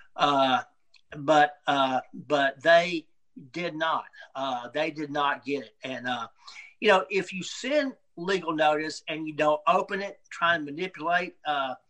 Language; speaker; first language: English; native; English